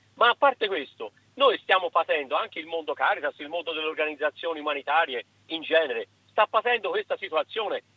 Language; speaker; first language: Italian; native; Italian